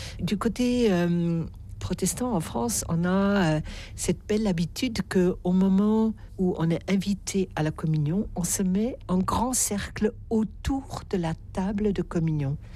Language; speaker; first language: French; native; French